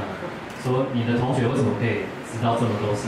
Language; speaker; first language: Chinese; native; Chinese